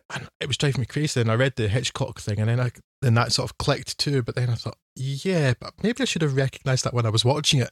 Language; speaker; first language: English; native; English